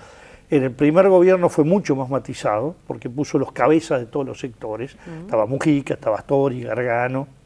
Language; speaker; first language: Spanish; native; Spanish